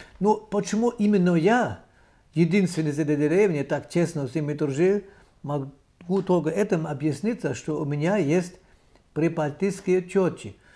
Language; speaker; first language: Russian; non-native, fluent; German